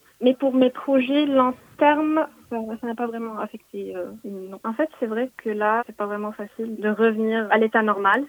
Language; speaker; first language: French; non-native, local second language; Arabic